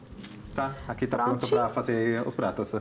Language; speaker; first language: Portuguese; non-native, fluent; Italian